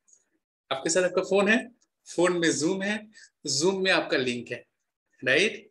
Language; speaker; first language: Hindi; native; Hindi